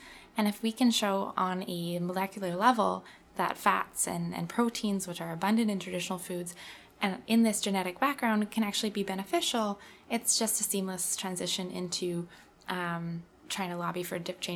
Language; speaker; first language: English; native; English